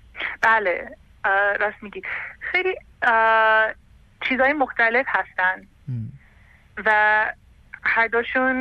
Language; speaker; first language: Persian; early bilingual, heritage; Persian